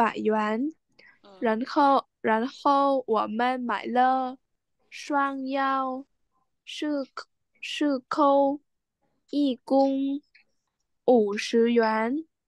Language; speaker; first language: Chinese; non-native, learner; Vietnamese